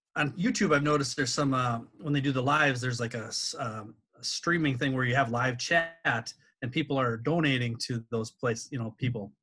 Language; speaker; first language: English; native; English